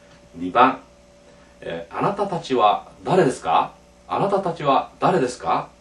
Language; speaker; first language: Japanese; non-native, fluent; Korean